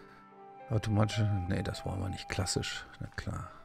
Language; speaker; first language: German; native; German